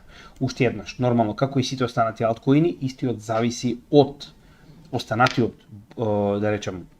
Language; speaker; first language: Macedonian; native; Macedonian